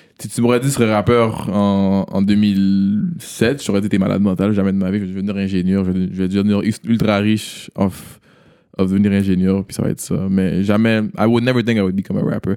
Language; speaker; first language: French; native; French